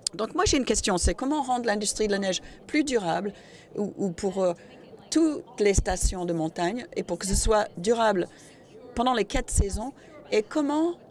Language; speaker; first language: French; non-native, fluent; Cantonese